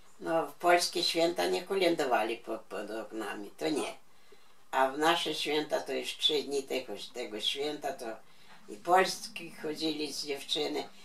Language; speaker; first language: Polish; non-native, local second language; Ukrainian